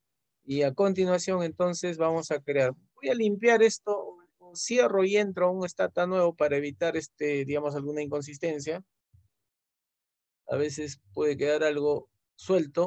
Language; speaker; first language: Spanish; native; Spanish